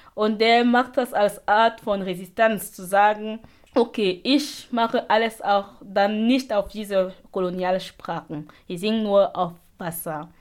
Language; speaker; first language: German; non-native, fluent; Basaa